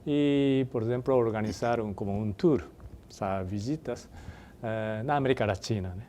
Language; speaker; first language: Portuguese; non-native, fluent; Japanese